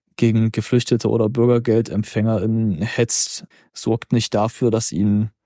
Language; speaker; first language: German; native; German